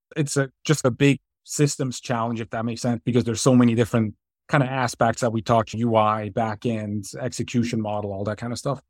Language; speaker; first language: English; non-native, fluent; German